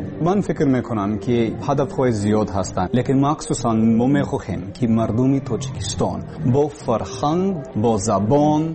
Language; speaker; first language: Persian; non-native, learner; English